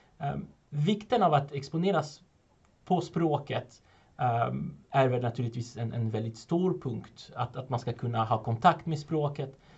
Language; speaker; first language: Swedish; non-native, fluent; French